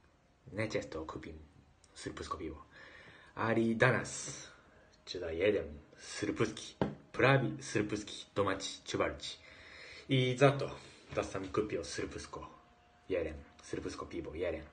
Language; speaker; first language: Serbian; non-native, learner; Japanese